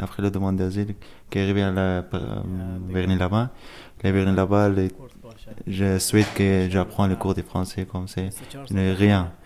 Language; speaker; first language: French; non-native, learner; Persian